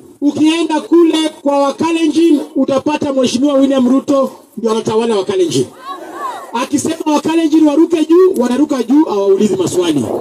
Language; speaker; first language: Swahili; non-native, local second language; Luyia